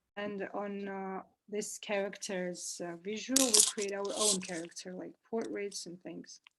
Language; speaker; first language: English; non-native, fluent; Georgian